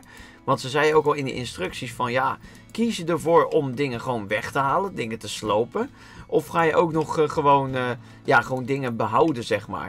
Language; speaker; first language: Dutch; native; Dutch